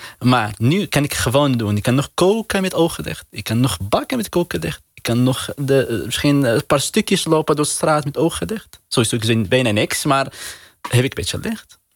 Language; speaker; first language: Dutch; non-native, learner; Arabic